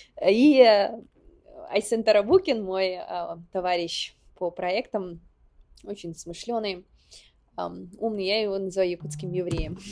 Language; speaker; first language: Russian; non-native, local second language; Yakut